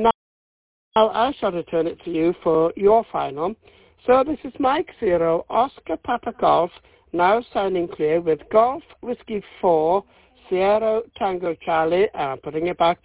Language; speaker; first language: English; native; English